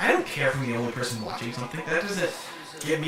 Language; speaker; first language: English; native; English